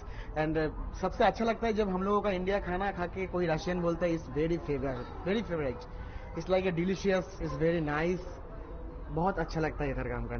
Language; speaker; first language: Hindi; non-native, local second language; Bangla